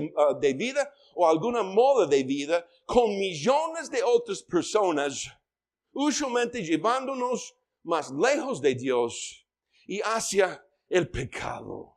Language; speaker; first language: Spanish; non-native, fluent; English